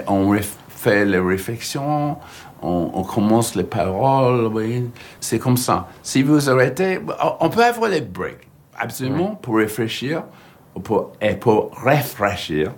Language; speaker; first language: French; non-native, fluent; English